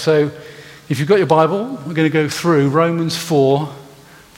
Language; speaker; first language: English; native; English